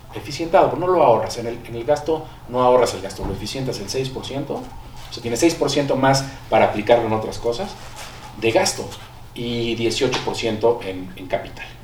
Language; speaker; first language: Spanish; native; Spanish